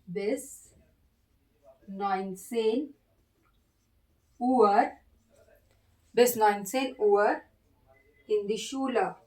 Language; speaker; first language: German; non-native, learner; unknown